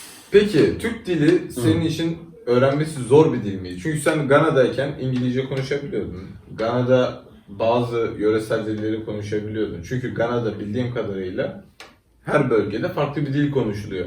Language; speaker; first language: Turkish; native; Turkish